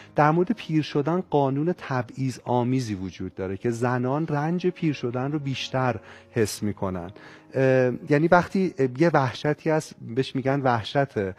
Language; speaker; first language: Persian; native; Persian